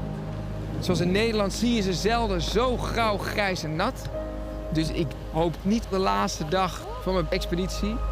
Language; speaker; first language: Dutch; native; Dutch